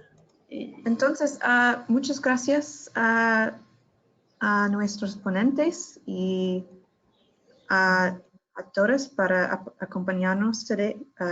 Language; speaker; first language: Spanish; non-native, learner; English